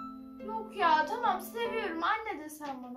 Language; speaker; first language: Turkish; native; Turkish